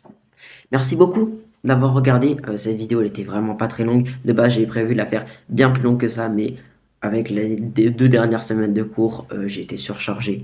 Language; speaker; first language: French; native; French